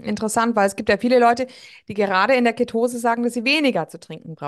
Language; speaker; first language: German; native; German